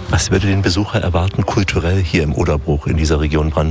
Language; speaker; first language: German; native; German